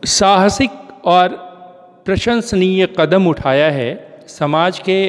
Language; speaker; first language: Hindi; native; Hindi